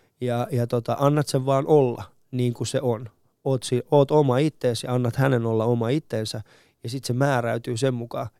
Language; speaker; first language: Finnish; early bilingual, other home language; Persian